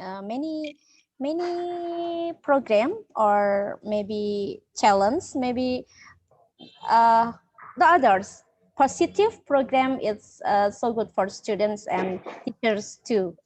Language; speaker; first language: English; non-native, learner; Indonesian